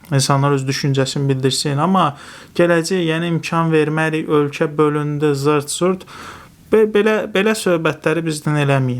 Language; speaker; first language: Azerbaijani; non-native, local second language; Talysh